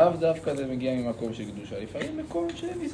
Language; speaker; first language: Hebrew; native; Hebrew